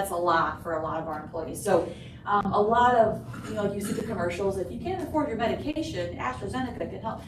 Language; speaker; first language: English; native; English